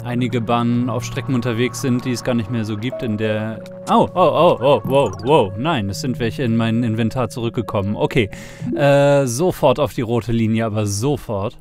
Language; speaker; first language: German; native; German